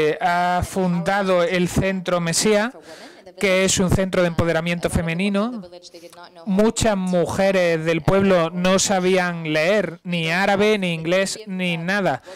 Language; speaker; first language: Spanish; non-native, fluent; Arabic